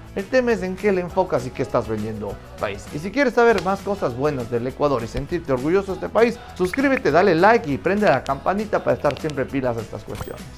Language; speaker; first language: Spanish; native; Spanish